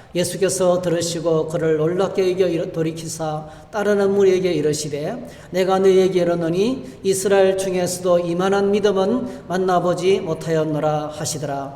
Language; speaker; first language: Korean; native; Korean